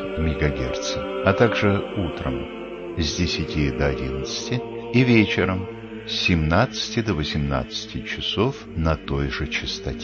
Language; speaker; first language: Russian; native; Russian